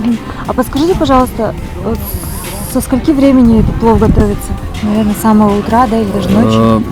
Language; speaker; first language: Russian; native; Russian